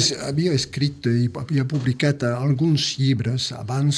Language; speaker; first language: Catalan; early bilingual, heritage; Catalan